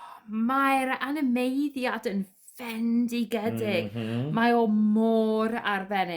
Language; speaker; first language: Welsh; non-native, fluent; English